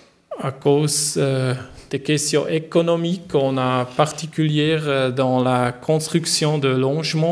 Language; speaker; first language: French; non-native, learner; German